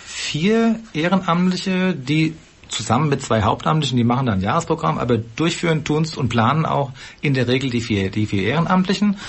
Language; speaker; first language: German; native; German